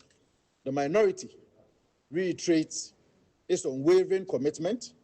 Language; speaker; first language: English; native; English